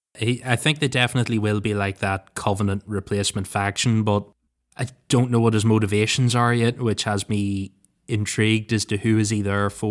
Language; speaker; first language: English; native; English